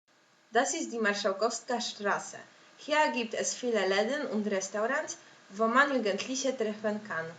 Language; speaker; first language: German; non-native, learner; Polish